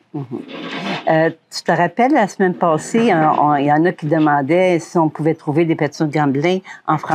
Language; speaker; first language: French; native; French